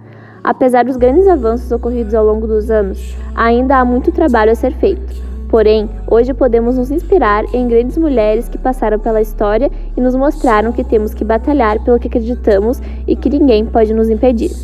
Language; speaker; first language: Portuguese; native; Portuguese